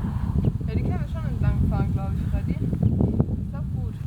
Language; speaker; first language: German; native; German